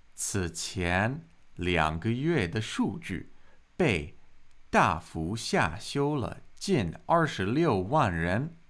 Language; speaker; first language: Chinese; non-native, fluent; English